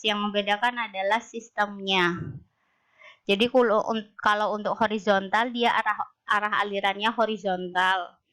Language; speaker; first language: Indonesian; native; Indonesian